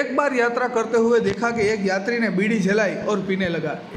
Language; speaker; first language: Hindi; non-native, local second language; Gujarati